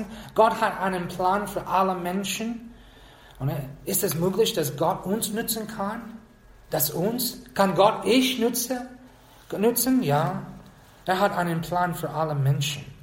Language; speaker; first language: German; non-native, fluent; English